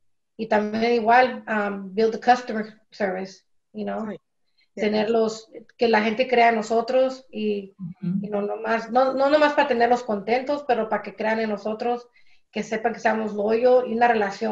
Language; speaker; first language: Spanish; early bilingual, heritage; Spanish